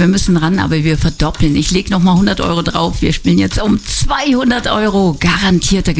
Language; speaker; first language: German; native; German